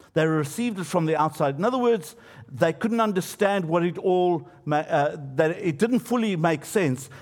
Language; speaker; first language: English; native; English